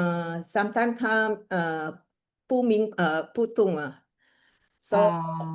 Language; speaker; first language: Chinese; non-native, learner; Indonesian